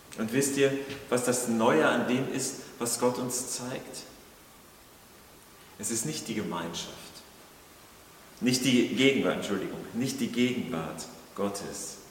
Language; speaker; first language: German; native; German